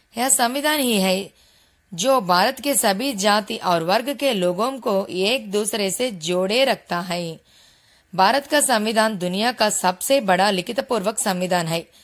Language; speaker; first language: Hindi; non-native, local second language; Telugu